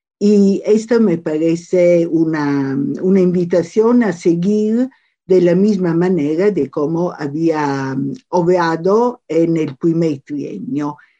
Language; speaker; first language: Spanish; non-native, fluent; Italian